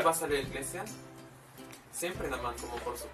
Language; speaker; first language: Spanish; non-native, fluent; Filipino